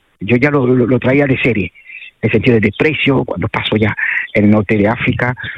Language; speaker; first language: Spanish; non-native, fluent; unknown